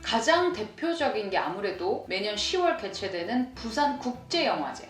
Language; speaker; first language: Korean; native; Korean